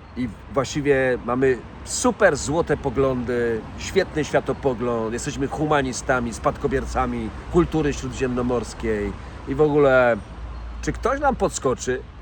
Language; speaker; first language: Polish; native; Polish